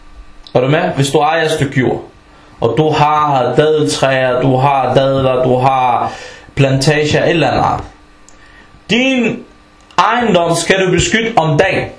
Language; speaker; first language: Danish; early bilingual, other home language; Arabic